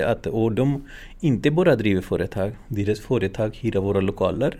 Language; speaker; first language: Swedish; non-native, fluent; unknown